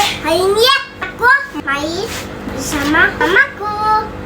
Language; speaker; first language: Indonesian; early bilingual, heritage; Indonesian